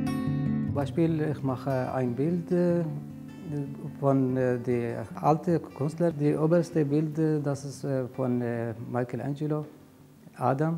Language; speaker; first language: German; non-native, learner; Arabic